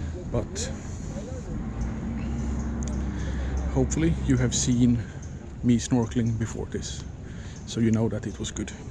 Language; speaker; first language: English; non-native, fluent; Swedish